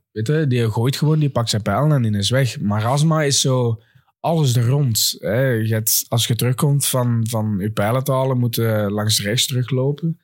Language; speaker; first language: Dutch; native; Dutch